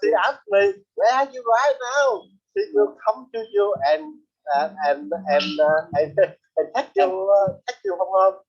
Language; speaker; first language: English; non-native, learner; Vietnamese